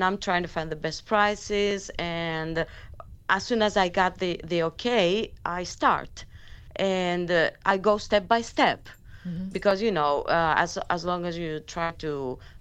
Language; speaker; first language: English; non-native, fluent; Greek